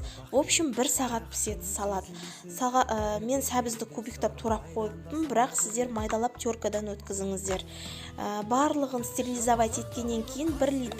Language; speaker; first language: Kazakh; native; Kazakh